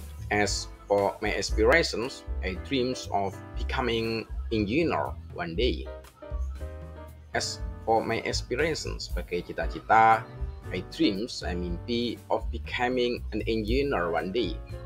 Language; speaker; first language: English; non-native, fluent; Indonesian